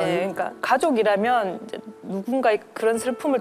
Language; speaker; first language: Korean; native; Korean